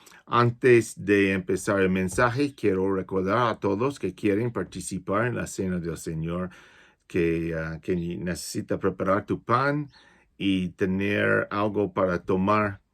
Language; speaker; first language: Spanish; non-native, fluent; English